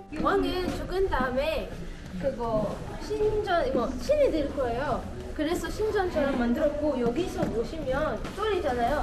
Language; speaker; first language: Korean; non-native, learner; Arabic